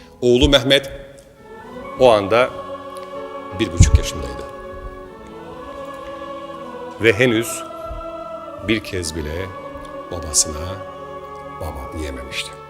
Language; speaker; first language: Turkish; native; Turkish